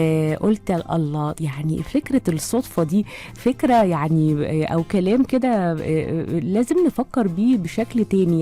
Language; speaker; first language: Arabic; native; Arabic